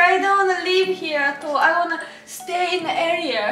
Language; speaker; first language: English; non-native, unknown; Japanese